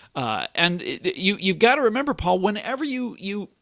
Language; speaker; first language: English; native; English